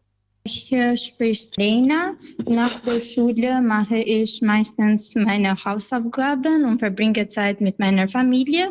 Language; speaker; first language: German; non-native, fluent; Albanian